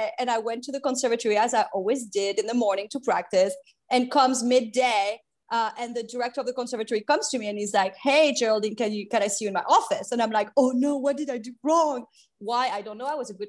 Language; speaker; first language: English; non-native, fluent; French